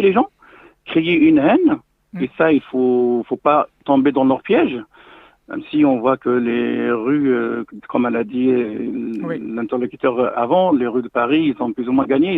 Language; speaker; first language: French; non-native, local second language; Arabic